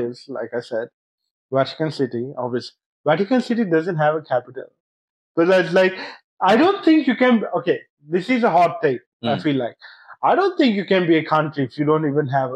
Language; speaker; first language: English; non-native, local second language; Sinhala